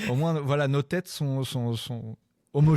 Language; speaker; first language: French; native; French